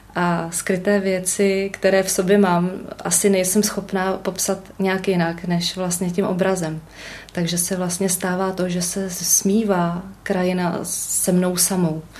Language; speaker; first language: Czech; native; Czech